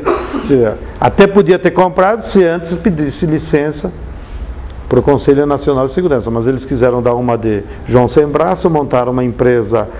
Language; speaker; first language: Portuguese; native; Portuguese